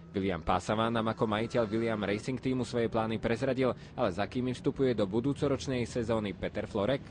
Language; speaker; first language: Slovak; native; Slovak